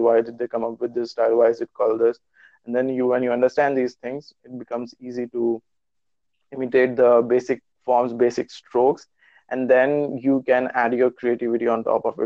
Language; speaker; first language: English; non-native, local second language; Urdu